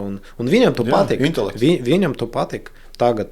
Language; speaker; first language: Latvian; non-native, local second language; Russian